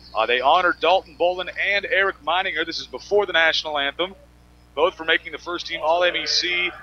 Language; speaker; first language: English; native; English